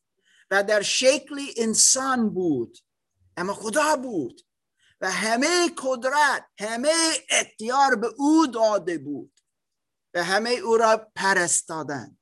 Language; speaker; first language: Persian; non-native, learner; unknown